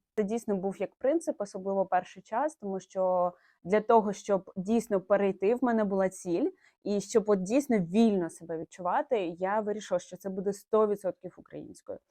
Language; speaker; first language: Ukrainian; non-native, local second language; Russian